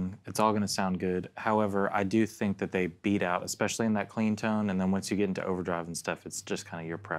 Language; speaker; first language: English; native; English